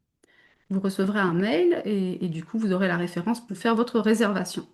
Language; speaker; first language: French; native; French